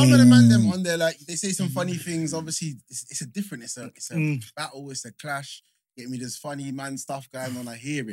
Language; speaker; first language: English; native; English